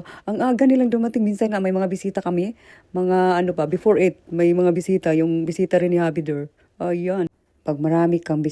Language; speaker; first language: Filipino; native; Filipino